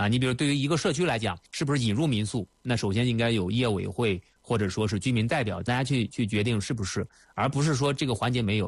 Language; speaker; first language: Chinese; native; Chinese